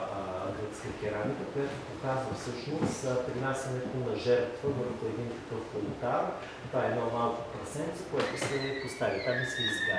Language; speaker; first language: Bulgarian; native; Bulgarian